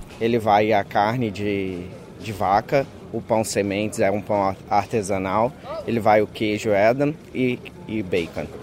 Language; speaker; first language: Portuguese; native; Portuguese